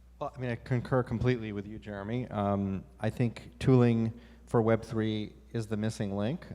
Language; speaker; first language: English; native; English